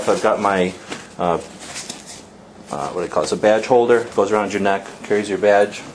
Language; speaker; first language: English; native; English